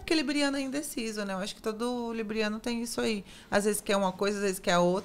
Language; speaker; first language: Portuguese; native; Portuguese